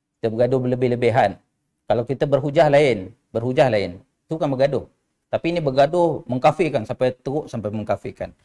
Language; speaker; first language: Malay; native; Malay